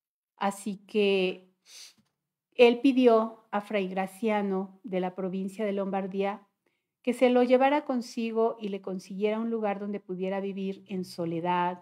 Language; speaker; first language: Spanish; native; Spanish